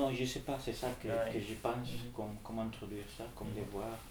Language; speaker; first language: French; non-native, fluent; Spanish